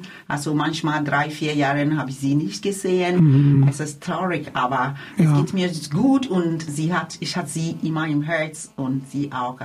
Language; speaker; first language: German; non-native, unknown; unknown